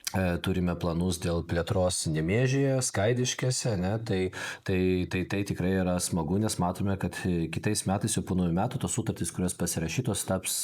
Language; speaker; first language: Lithuanian; non-native, local second language; Polish